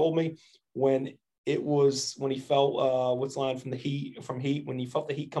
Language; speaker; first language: English; native; English